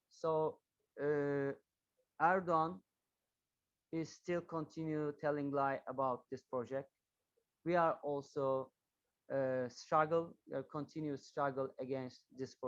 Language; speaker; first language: English; non-native, learner; Turkish